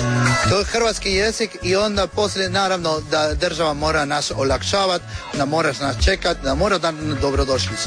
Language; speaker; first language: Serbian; non-native, learner; Spanish